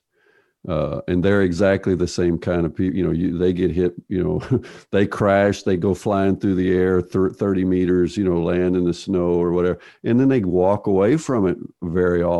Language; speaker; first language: English; native; English